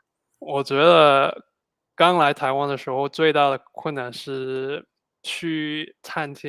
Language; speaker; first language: Chinese; non-native, fluent; English